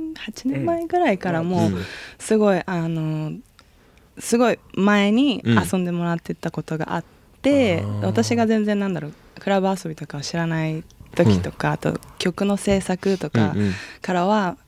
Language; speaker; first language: Japanese; native; Japanese